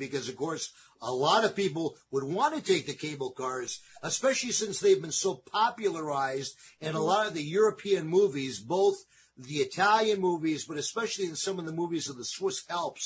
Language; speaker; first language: English; native; English